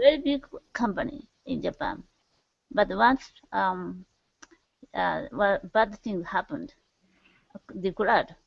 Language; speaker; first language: English; non-native, learner; Japanese